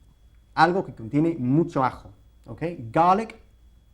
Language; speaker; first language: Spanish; non-native, fluent; English